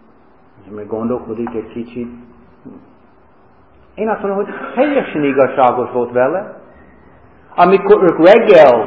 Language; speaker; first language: Hungarian; non-native, fluent; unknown